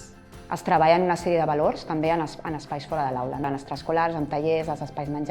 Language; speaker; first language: Catalan; native; Catalan